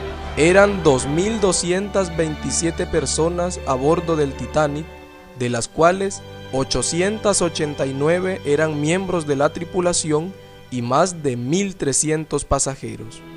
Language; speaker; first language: Spanish; native; Spanish